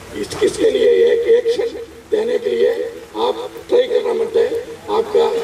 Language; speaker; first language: Hindi; non-native, local second language; Malayalam